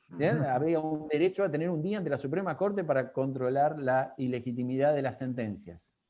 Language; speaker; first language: Spanish; native; Spanish